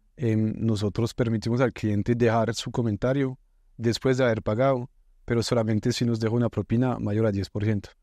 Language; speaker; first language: Spanish; non-native, fluent; French